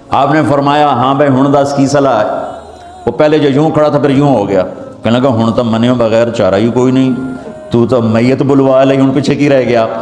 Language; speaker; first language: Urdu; non-native, local second language; Punjabi